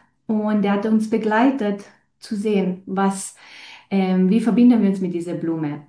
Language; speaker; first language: German; non-native, fluent; Romanian